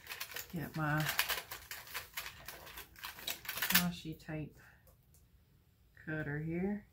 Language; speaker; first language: English; native; English